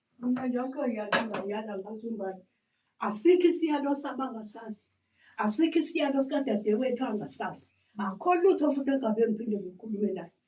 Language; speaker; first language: Zulu; native; Zulu